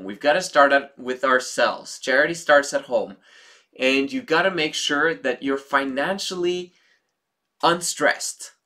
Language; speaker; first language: English; native; English